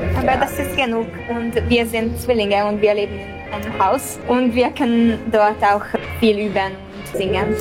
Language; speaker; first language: German; non-native, local second language; Hungarian